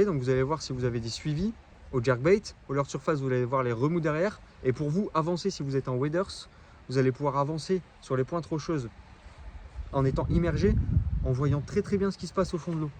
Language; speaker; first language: French; native; French